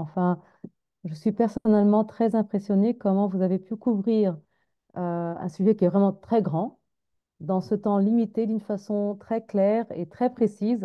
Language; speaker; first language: French; non-native, fluent; Arabic